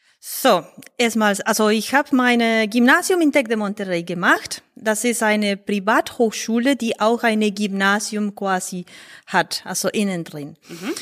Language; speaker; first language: German; non-native, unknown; Spanish